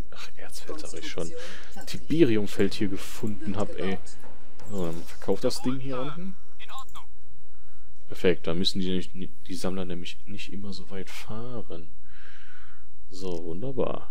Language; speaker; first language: German; native; German